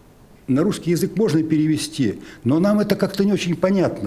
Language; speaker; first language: Russian; native; Russian